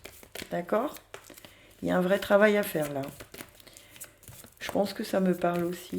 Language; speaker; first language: French; native; French